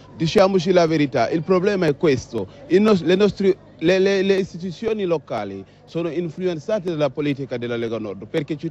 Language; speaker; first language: Italian; non-native, fluent; Wolof